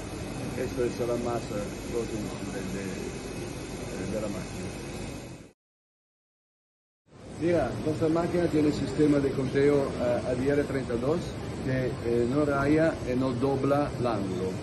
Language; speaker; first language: Spanish; non-native, learner; Italian